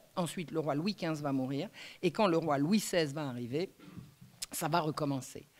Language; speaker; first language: French; native; French